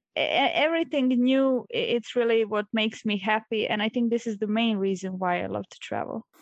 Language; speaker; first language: English; non-native, fluent; Croatian